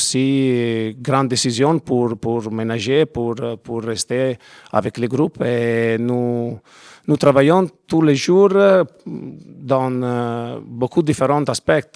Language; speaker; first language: French; non-native, learner; Italian